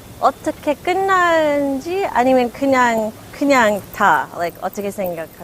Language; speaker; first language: Korean; early bilingual, heritage; English